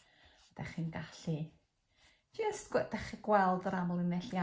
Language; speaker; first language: Welsh; native; Welsh